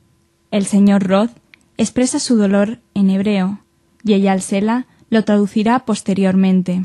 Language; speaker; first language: Spanish; native; Spanish